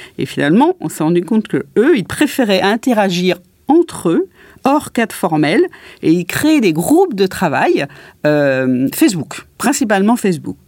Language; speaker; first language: French; native; French